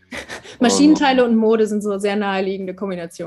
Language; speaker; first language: German; native; German